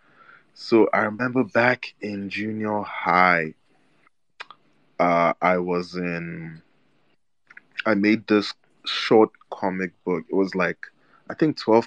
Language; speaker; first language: English; non-native, local second language; Igbo